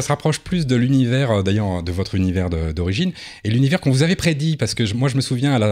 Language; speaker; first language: French; native; French